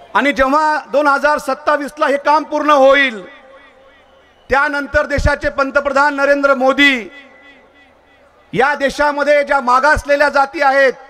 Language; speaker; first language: Marathi; non-native, local second language; Lambadi